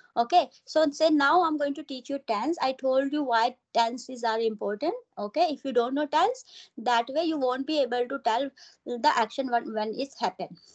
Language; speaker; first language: English; non-native, local second language; Hindi